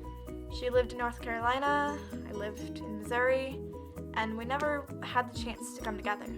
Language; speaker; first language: English; native; English